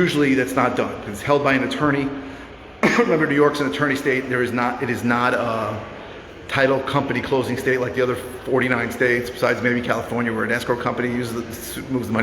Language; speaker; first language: English; native; English